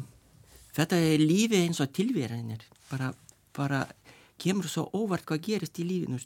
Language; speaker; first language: Icelandic; non-native, fluent; Lithuanian